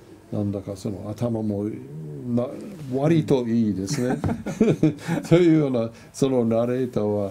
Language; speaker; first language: Japanese; non-native, fluent; English